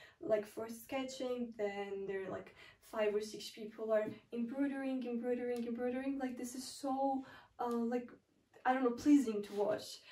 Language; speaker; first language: English; non-native, fluent; Georgian